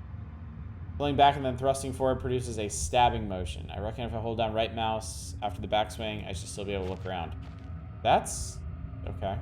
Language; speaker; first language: English; native; English